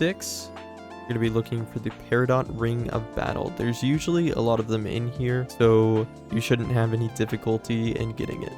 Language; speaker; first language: English; native; English